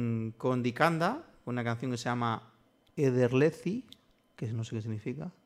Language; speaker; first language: Spanish; native; Spanish